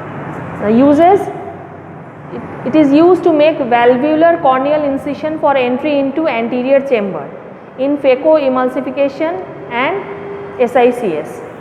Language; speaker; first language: English; non-native, local second language; Bangla